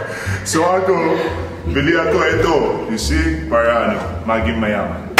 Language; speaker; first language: Filipino; non-native, learner; Arabic